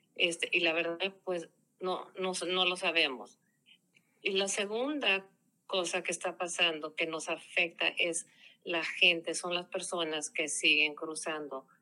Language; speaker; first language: Spanish; early bilingual, heritage; Spanish